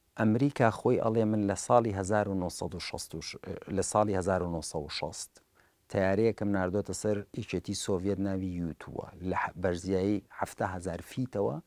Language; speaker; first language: Central Kurdish; early bilingual, heritage; Central Kurdish